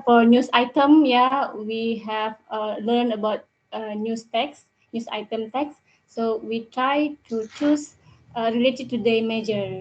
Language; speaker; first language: English; non-native, learner; Indonesian